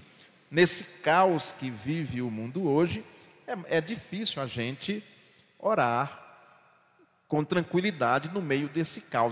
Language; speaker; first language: Portuguese; native; Portuguese